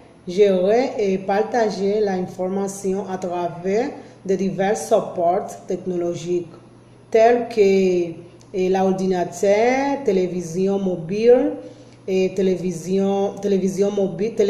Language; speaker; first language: French; non-native, learner; Spanish